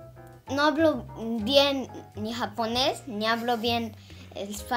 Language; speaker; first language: Spanish; early bilingual, heritage; Spanish